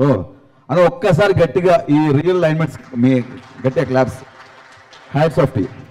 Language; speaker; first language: Telugu; native; Telugu